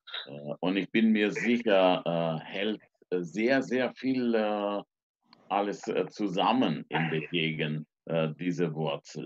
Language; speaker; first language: German; non-native, fluent; Romanian